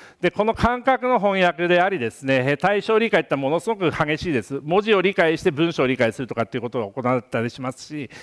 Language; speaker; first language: Japanese; native; Japanese